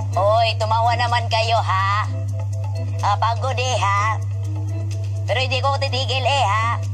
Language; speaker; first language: Filipino; native; Filipino